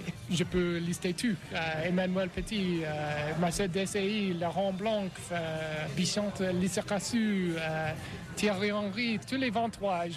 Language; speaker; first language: French; non-native, learner; English